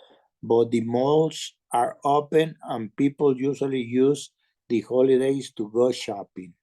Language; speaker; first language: English; non-native, learner; Spanish